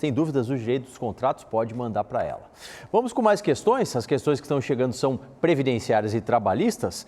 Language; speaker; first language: Portuguese; native; Portuguese